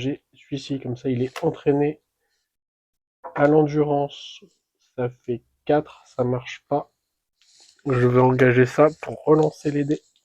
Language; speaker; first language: French; native; French